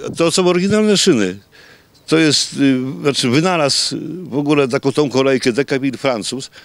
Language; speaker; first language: Polish; native; Polish